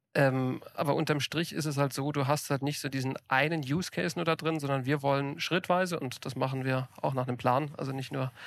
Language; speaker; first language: German; native; German